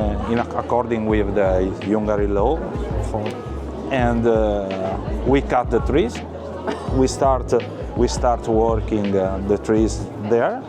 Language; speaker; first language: English; non-native, learner; Italian